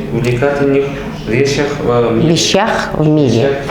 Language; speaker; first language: Russian; non-native, local second language; Kazakh